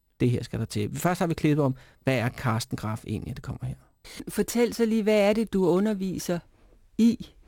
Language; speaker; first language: Danish; native; Danish